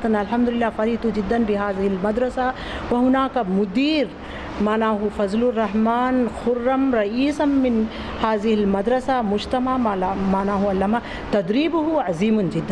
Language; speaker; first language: Arabic; non-native, learner; Urdu